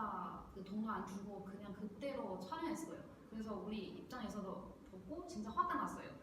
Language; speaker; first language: Korean; non-native, learner; Chinese